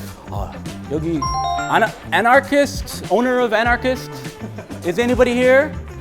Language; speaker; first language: English; native; English